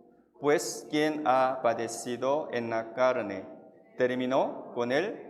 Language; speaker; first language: Spanish; non-native, fluent; Korean